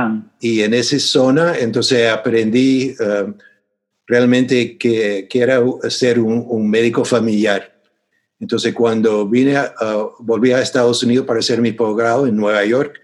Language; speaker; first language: Spanish; non-native, fluent; English